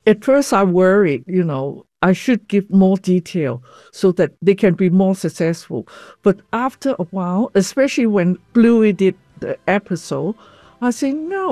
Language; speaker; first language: English; non-native, fluent; Cantonese